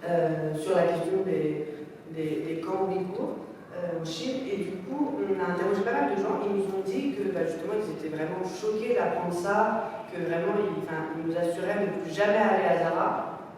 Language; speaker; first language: French; native; French